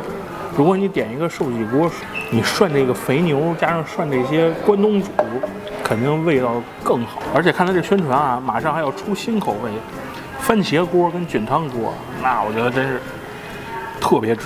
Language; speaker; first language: Chinese; native; Chinese